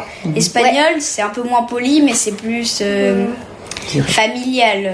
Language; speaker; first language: French; early bilingual, heritage; French